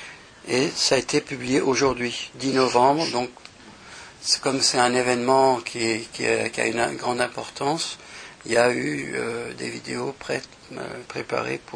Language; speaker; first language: French; native; French